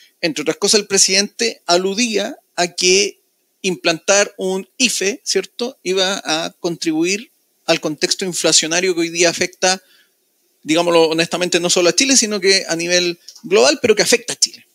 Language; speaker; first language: Spanish; native; Spanish